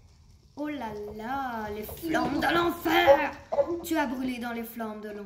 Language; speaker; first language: French; native; French